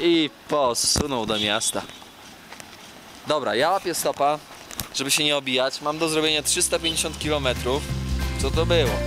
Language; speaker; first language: Polish; native; Polish